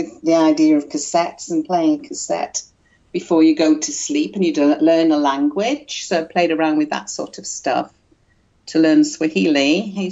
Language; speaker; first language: English; native; English